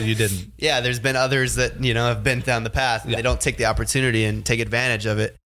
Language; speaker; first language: English; native; English